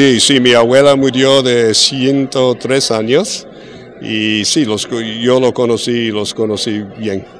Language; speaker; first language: Spanish; early bilingual, heritage; English